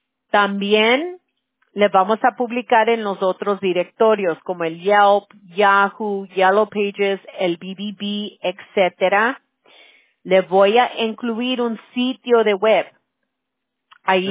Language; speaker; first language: Spanish; early bilingual, heritage; Spanish